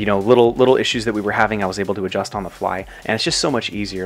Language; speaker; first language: English; native; English